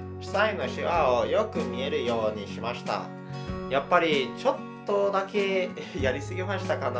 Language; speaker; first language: Japanese; non-native, learner; English